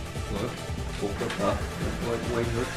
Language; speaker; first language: French; native; French